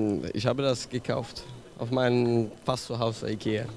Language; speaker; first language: German; non-native, learner; Swedish